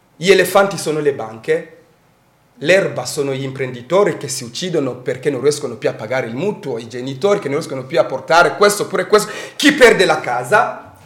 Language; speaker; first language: Italian; non-native, fluent; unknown